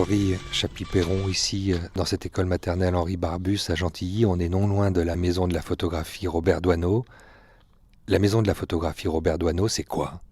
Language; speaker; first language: French; native; French